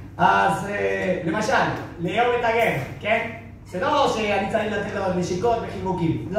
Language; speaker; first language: Hebrew; non-native, fluent; Spanish